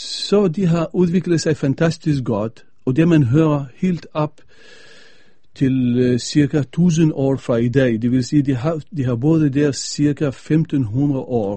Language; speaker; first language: Danish; non-native, fluent; Arabic